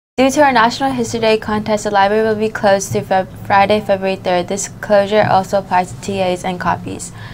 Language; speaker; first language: English; native; English